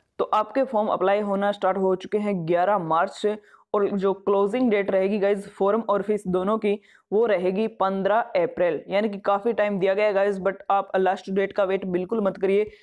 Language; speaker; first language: Hindi; non-native, local second language; Punjabi